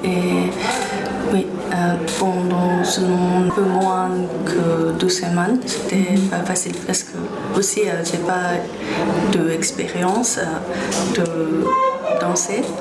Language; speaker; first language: French; non-native, learner; Japanese